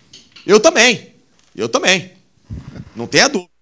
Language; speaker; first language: Portuguese; native; Portuguese